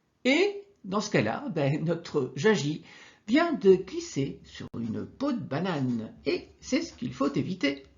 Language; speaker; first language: French; native; French